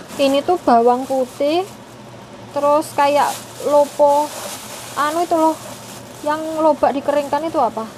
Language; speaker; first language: Indonesian; non-native, local second language; Javanese